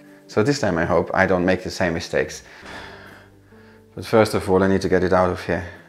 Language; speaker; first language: English; non-native, fluent; German